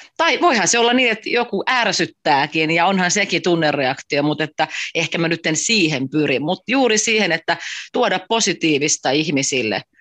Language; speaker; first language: Finnish; native; Finnish